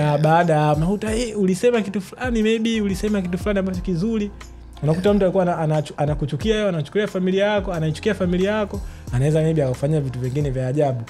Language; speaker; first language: Swahili; native; Swahili